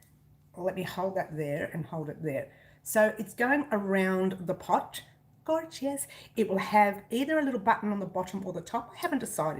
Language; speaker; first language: English; native; English